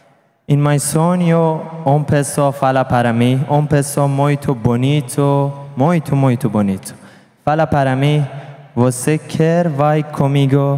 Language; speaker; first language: Portuguese; non-native, learner; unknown